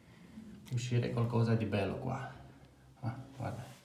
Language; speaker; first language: Italian; non-native, fluent; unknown